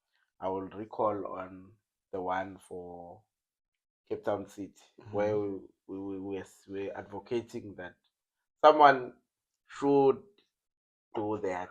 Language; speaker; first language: English; non-native, local second language; Zulu